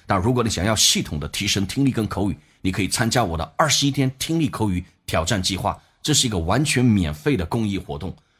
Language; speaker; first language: Chinese; native; Chinese